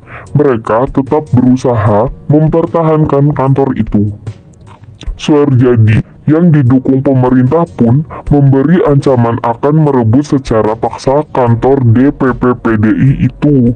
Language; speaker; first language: Indonesian; native; Indonesian